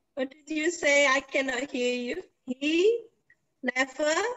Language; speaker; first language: English; non-native, fluent; Indonesian